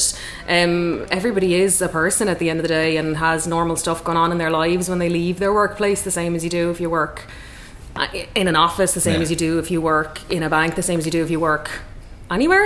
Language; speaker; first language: English; native; English